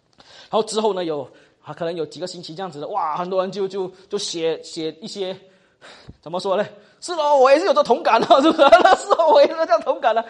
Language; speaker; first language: Chinese; native; Chinese